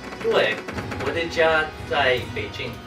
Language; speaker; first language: Chinese; non-native, learner; English